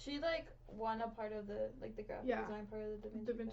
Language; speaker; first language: English; native; English